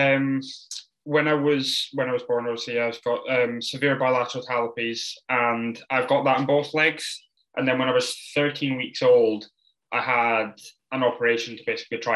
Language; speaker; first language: English; native; English